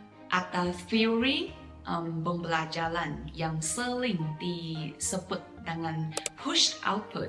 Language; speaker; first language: Indonesian; non-native, fluent; Chinese